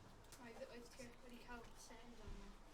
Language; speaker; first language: Welsh; non-native, local second language; English